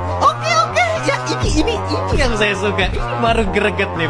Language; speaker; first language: Indonesian; native; Indonesian